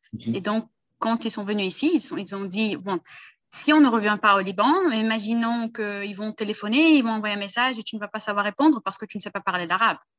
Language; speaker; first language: French; early bilingual, heritage; Portuguese